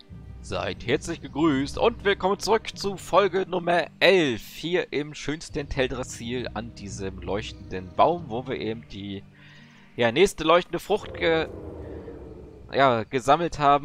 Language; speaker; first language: German; native; German